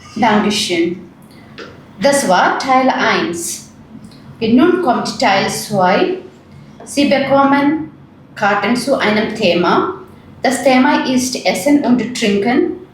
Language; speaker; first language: German; non-native, fluent; Malayalam